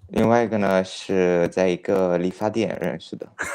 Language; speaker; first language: Chinese; non-native, fluent; Italian